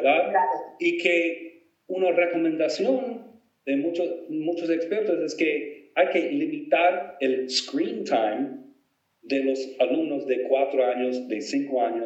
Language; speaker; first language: Spanish; non-native, fluent; English